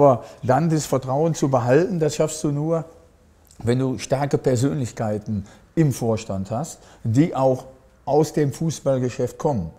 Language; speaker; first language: German; native; German